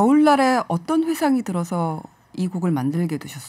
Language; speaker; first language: Korean; native; Korean